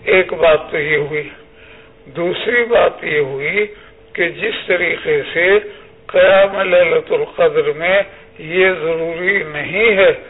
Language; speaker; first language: Urdu; native; Urdu